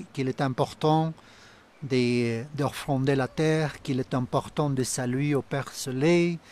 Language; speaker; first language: French; non-native, fluent; Spanish